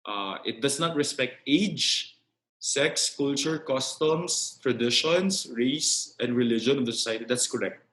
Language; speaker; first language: English; non-native, local second language; Filipino